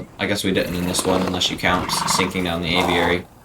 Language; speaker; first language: English; native; English